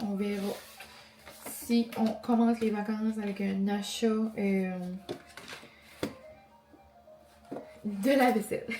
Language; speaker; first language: French; native; French